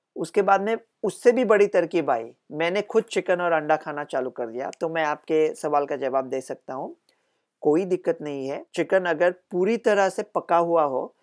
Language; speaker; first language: Hindi; non-native, local second language; Marathi